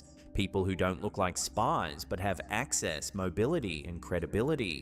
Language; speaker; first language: English; native; English